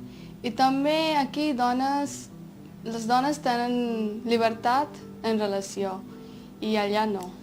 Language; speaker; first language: Catalan; non-native, fluent; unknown